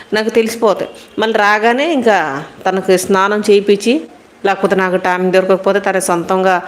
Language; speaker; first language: Telugu; non-native, local second language; Hindi